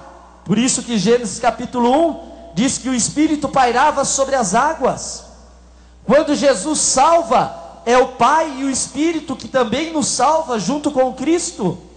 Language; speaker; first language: Portuguese; native; Portuguese